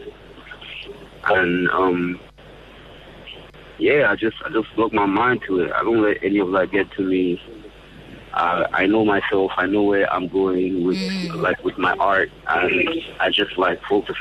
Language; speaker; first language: English; non-native, local second language; Yoruba